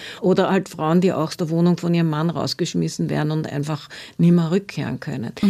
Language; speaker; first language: German; native; German